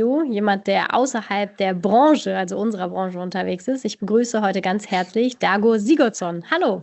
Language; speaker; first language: German; native; German